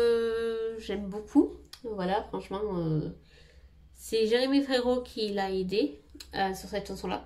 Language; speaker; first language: French; native; French